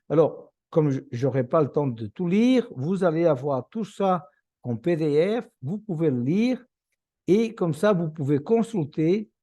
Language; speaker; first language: French; non-native, fluent; Portuguese